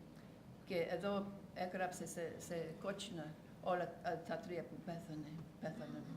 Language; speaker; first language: Greek; non-native, learner; English